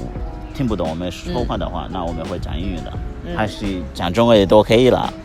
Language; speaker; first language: Chinese; non-native, learner; Kinyarwanda